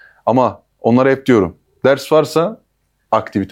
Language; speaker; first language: Turkish; native; Turkish